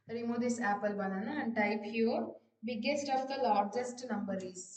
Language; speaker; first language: English; non-native, local second language; Kannada